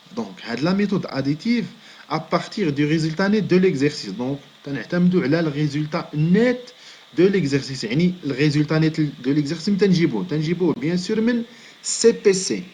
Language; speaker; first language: French; non-native, local second language; Arabic